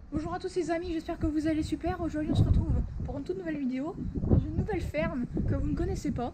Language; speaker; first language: French; native; French